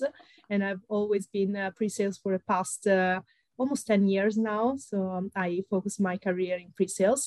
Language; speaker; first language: English; non-native, fluent; Italian